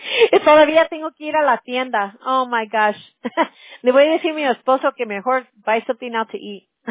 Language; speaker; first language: Spanish; early bilingual, heritage; Spanish